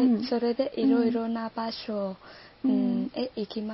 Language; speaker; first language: Japanese; non-native, learner; Vietnamese